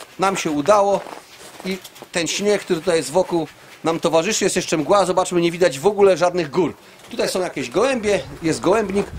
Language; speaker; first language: Polish; native; Polish